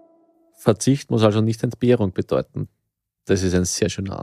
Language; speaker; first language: German; native; German